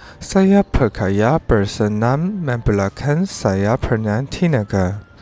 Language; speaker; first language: Malay; non-native, learner; Chinese